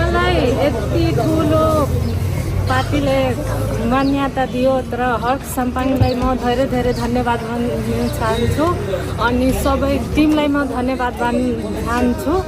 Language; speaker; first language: Nepali; non-native, local second language; Maithili